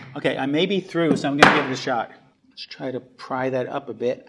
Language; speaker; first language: English; native; English